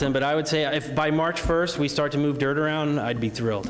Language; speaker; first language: English; native; English